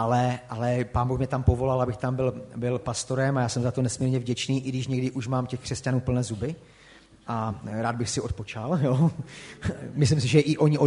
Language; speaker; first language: Czech; native; Czech